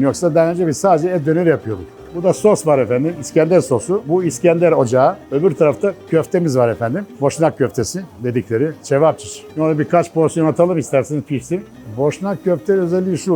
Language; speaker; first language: Turkish; non-native, fluent; Bosnian